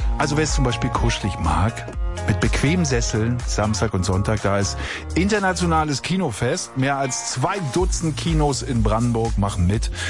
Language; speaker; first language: German; native; German